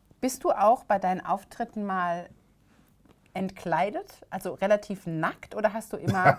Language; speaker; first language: German; native; German